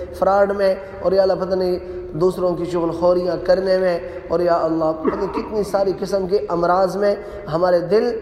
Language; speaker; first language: Urdu; native; Urdu